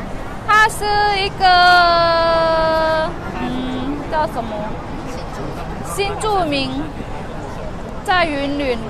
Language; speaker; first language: Chinese; non-native, fluent; Indonesian